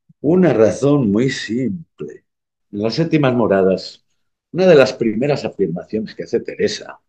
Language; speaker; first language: Spanish; native; Spanish